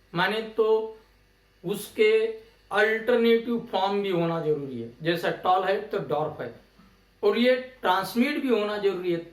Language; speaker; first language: Hindi; non-native, local second language; Marathi